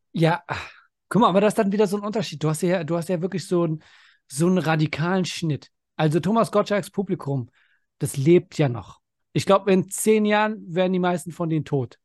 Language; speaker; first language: German; early bilingual, other home language; Persian